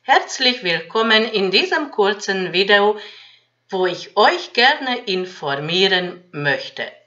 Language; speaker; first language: German; non-native, fluent; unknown